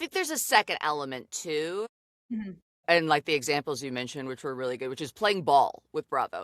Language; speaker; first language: English; native; English